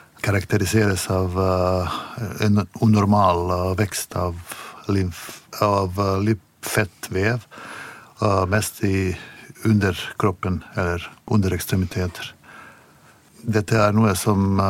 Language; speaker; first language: Norwegian; non-native, fluent; Bosnian